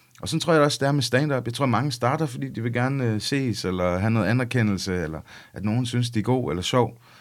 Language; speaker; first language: Danish; early bilingual, other home language; English